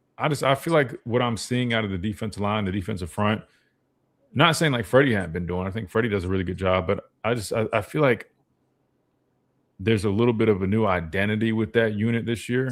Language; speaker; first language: English; native; English